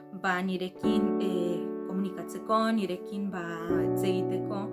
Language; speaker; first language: Basque; non-native, fluent; Arabic